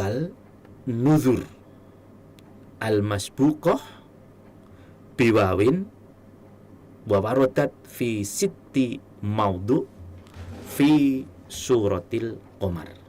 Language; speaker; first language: Arabic; non-native, fluent; Indonesian